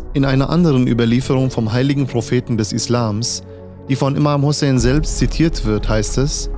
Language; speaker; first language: German; native; German